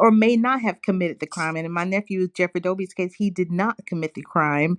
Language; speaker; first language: English; native; English